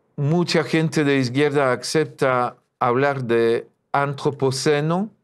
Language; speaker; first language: Spanish; non-native, fluent; French